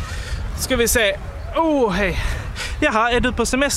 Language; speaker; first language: Swedish; native; Swedish